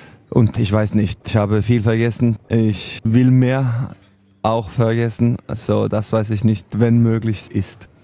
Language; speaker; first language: German; non-native, learner; Norwegian